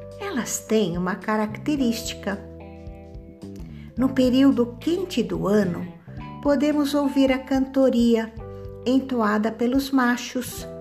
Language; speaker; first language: Portuguese; native; Portuguese